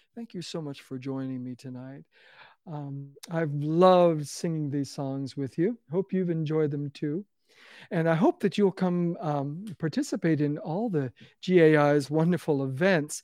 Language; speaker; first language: English; native; English